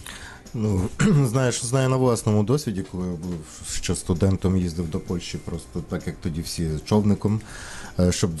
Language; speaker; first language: Ukrainian; native; Ukrainian